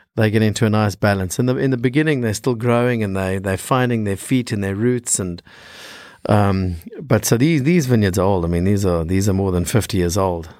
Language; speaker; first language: English; native; English